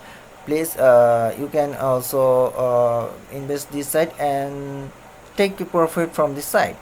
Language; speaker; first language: English; non-native, learner; Bangla